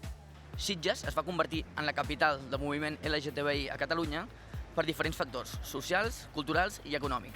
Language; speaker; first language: Catalan; native; Catalan